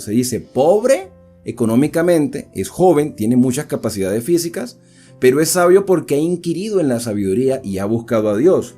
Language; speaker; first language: Spanish; native; Spanish